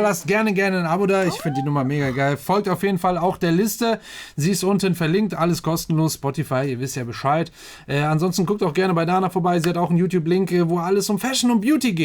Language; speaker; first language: German; native; German